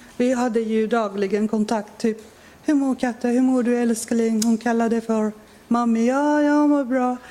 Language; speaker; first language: Swedish; non-native, fluent; Persian